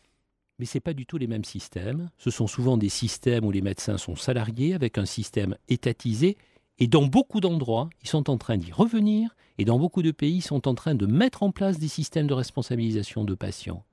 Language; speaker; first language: French; native; French